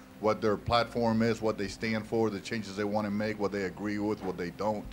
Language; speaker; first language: English; native; English